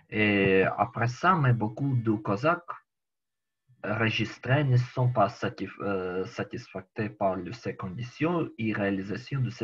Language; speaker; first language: French; non-native, learner; Ukrainian